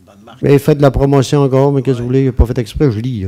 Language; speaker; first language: French; native; French